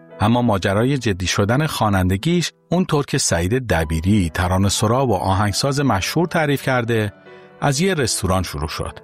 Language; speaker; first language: Persian; native; Persian